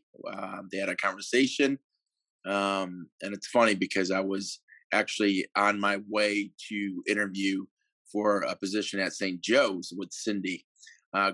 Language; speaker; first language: English; native; English